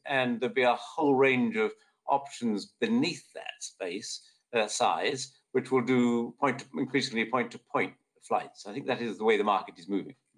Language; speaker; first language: English; native; English